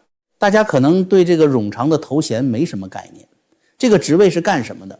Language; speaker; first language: Chinese; native; Chinese